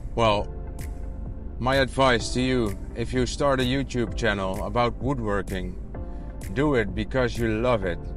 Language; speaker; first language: English; non-native, fluent; Dutch